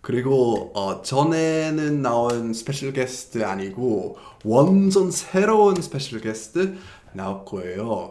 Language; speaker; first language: Korean; non-native, fluent; English